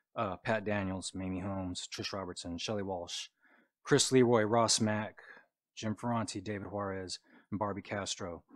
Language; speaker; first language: English; native; English